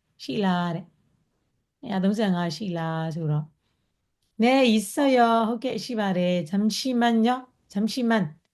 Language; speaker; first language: Korean; non-native, fluent; Burmese